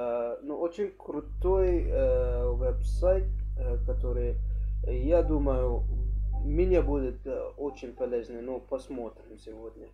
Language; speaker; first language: Russian; non-native, learner; English